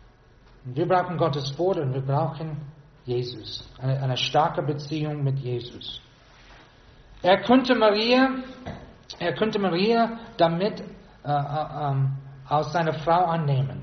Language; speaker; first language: German; non-native, fluent; English